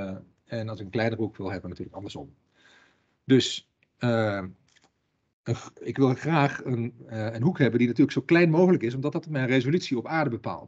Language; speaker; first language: Dutch; native; Dutch